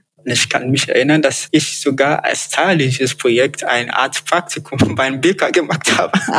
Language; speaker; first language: German; non-native, fluent; Yoruba